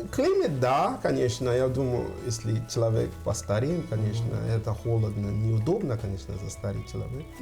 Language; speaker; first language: Russian; non-native, fluent; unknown